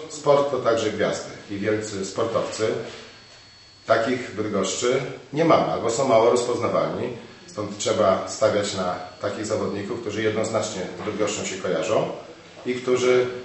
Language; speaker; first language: Polish; native; Polish